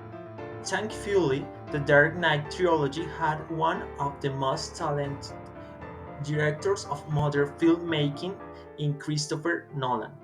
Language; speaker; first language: English; non-native, learner; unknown